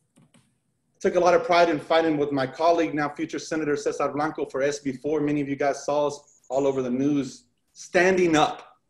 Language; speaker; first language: English; early bilingual, other home language; Spanish